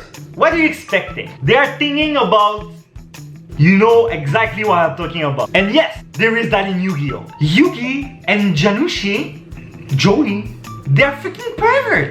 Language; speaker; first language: English; non-native, fluent; French